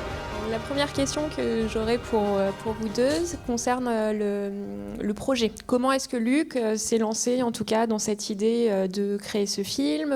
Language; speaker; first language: French; native; French